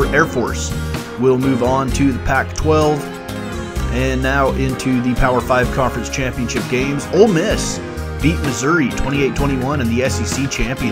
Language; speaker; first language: English; native; English